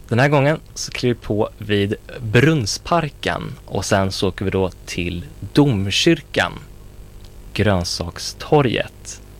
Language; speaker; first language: Swedish; native; Swedish